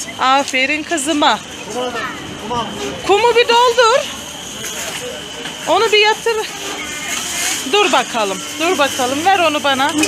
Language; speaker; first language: Turkish; native; Turkish